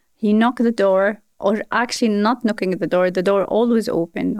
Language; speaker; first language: English; non-native, fluent; Arabic